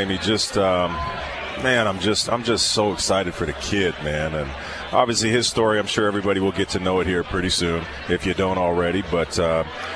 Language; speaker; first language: English; native; English